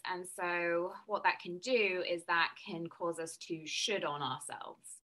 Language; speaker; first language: English; native; English